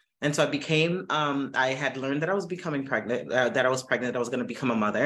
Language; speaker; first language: English; native; English